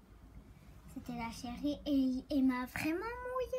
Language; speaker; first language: French; early bilingual, other home language; Turkish